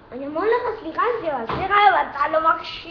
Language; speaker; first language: Hebrew; early bilingual, other home language; Russian